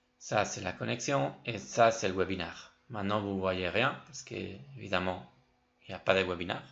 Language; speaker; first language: French; non-native, fluent; Spanish